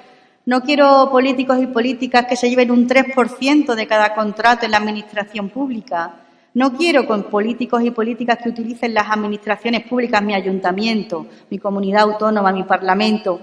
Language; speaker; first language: Spanish; native; Spanish